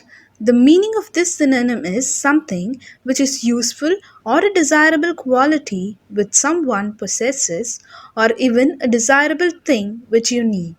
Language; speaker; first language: English; non-native, local second language; Tamil